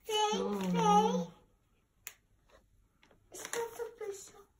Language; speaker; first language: Dutch; early bilingual, other home language; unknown